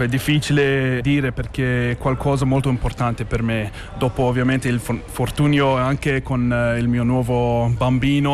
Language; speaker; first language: Italian; non-native, learner; English